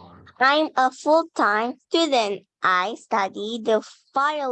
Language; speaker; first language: English; non-native, learner; Indonesian